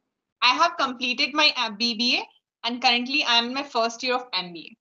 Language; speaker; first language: English; non-native, local second language; Hindi